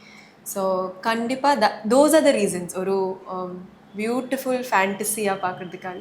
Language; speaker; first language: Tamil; early bilingual, heritage; Tamil